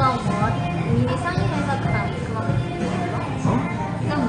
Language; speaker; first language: Korean; non-native, fluent; Chinese